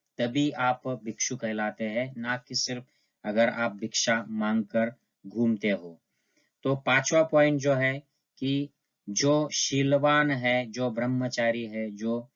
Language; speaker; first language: Hindi; non-native, local second language; Marathi